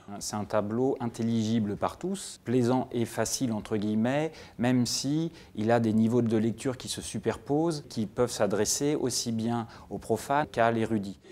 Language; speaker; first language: French; native; French